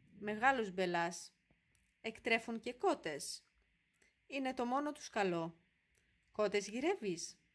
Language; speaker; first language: Greek; non-native, fluent; Polish